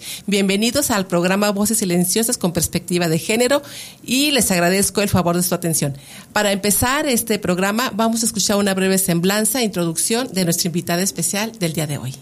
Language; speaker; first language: Spanish; native; Spanish